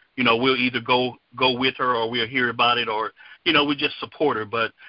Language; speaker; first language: English; native; English